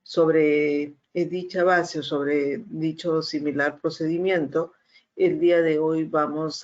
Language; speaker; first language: Spanish; native; Spanish